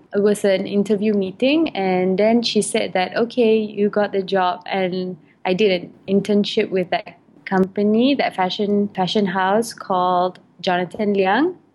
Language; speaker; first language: English; non-native, local second language; Malay